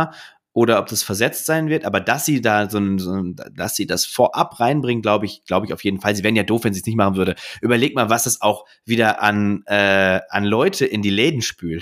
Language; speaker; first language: German; native; German